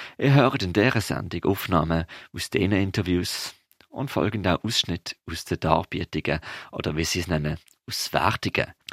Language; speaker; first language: German; native; German